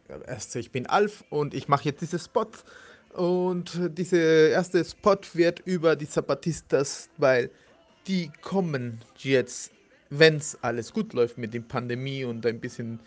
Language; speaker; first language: German; non-native, fluent; Spanish